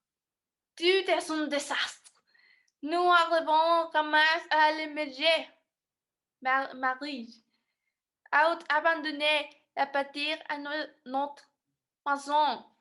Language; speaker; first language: French; non-native, learner; Spanish